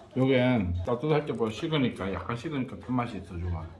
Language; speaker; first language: Korean; native; Korean